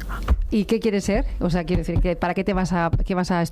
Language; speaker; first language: Spanish; native; Spanish